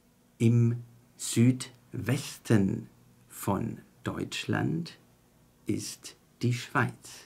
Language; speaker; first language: German; non-native, fluent; Chinese